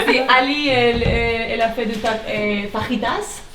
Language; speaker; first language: French; early bilingual, heritage; Dutch